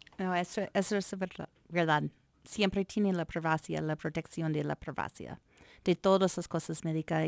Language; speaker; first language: Spanish; non-native, fluent; English